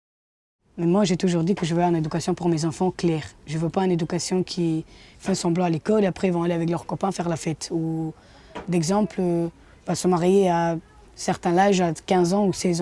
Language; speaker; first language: French; non-native, fluent; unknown